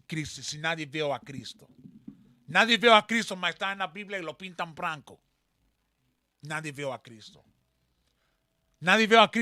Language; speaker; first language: Portuguese; non-native, learner; Spanish